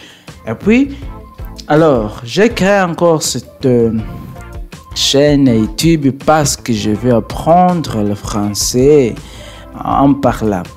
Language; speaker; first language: French; non-native, learner; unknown